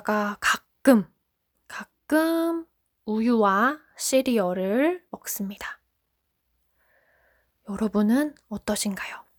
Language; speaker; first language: Korean; non-native, fluent; Japanese